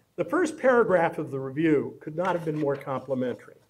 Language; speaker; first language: English; native; English